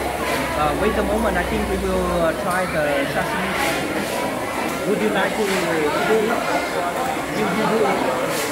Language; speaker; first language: English; non-native, fluent; Vietnamese